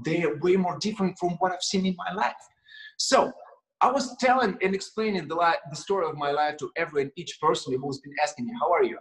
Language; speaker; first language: English; non-native, fluent; Russian